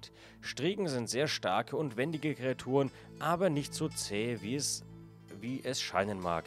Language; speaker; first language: German; native; German